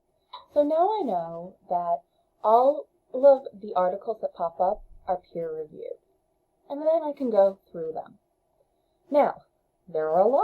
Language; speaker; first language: English; native; English